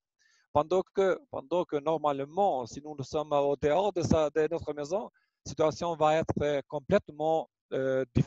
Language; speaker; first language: French; non-native, learner; Albanian